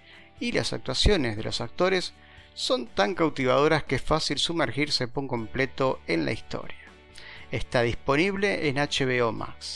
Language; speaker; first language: Spanish; native; Spanish